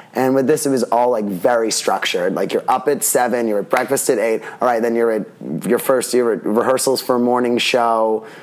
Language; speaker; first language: English; native; English